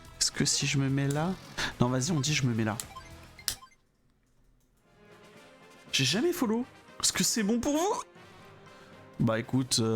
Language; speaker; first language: French; native; French